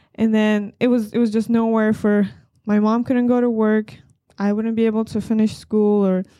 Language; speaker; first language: English; non-native, fluent; Persian